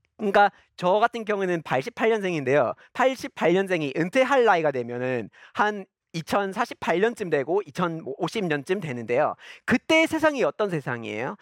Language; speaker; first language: Korean; non-native, fluent; English